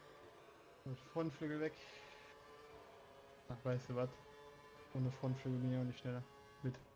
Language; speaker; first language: German; native; German